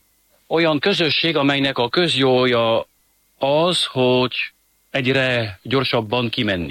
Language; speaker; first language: Hungarian; non-native, fluent; French